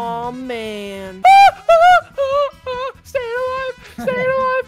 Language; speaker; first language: English; native; English